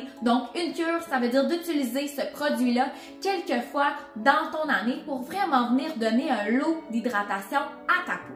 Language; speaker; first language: French; native; French